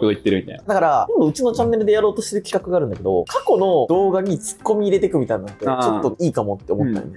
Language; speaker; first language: Japanese; native; Japanese